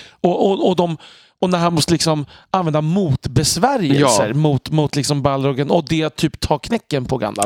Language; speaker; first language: Swedish; native; Swedish